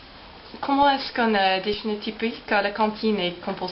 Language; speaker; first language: French; non-native, learner; English